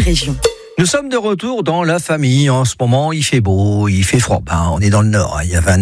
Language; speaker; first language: French; native; French